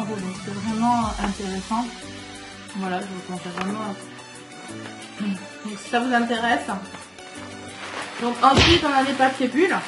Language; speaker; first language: French; native; French